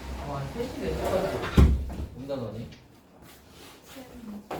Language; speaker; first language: Korean; native; Korean